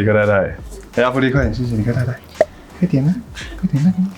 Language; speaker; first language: Chinese; native; Chinese